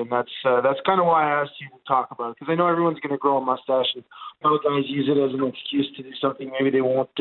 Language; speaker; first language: English; non-native, fluent; Italian